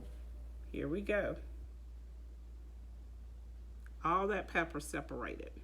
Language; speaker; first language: English; native; English